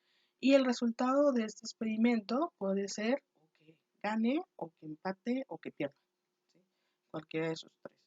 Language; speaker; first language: Spanish; native; Spanish